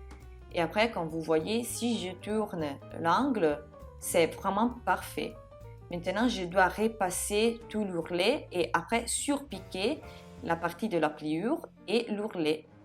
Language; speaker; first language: French; non-native, fluent; Italian